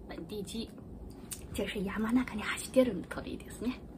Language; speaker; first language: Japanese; non-native, fluent; Chinese